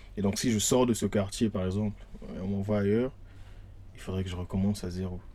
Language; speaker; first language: French; non-native, local second language; Lingala